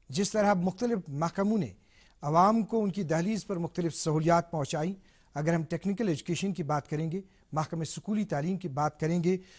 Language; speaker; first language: Urdu; non-native, local second language; Kashmiri